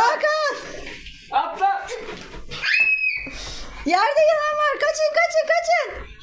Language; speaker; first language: Turkish; native; Turkish